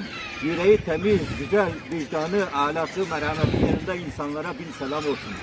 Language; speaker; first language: Turkish; native; Turkish